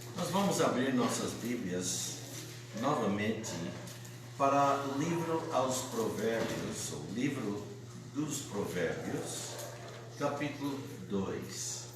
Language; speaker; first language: Portuguese; non-native, fluent; English